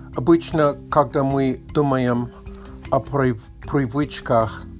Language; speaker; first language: Russian; non-native, learner; English